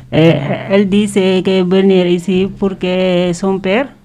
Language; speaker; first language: French; non-native, local second language; Wolof